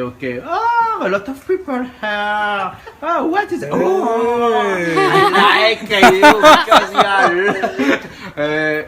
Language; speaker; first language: English; non-native, learner; Réunion Creole French